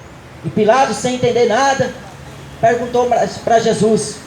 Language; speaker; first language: Portuguese; native; Portuguese